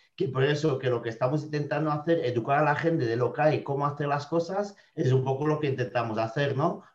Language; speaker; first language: Spanish; non-native, fluent; French